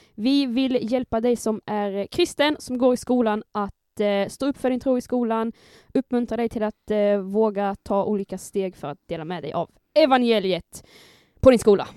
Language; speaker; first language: Swedish; native; Swedish